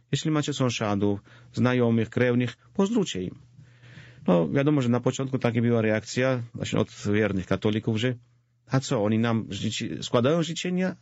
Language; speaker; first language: Polish; non-native, fluent; Georgian